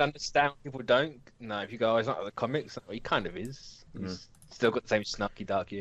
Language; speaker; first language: English; native; English